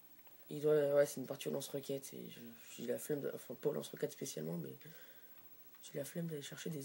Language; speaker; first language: French; native; French